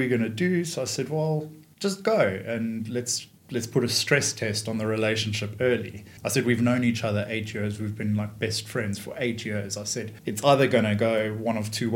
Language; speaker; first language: English; native; English